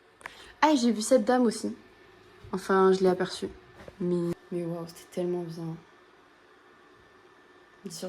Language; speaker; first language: French; native; French